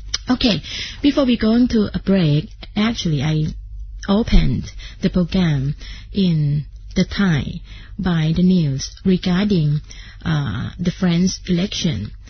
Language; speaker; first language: English; non-native, fluent; Thai